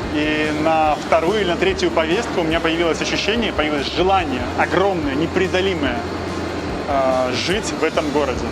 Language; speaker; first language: Russian; native; Russian